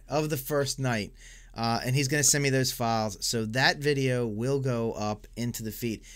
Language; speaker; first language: English; native; English